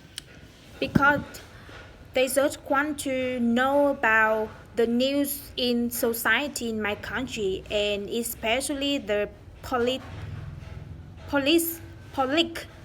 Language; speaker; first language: English; non-native, learner; Vietnamese